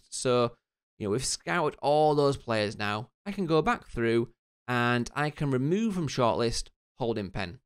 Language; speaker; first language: English; native; English